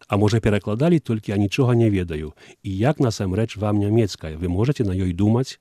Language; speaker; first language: Belarusian; early bilingual, heritage; Belarusian